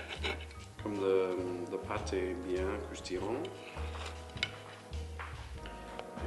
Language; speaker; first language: French; non-native, fluent; English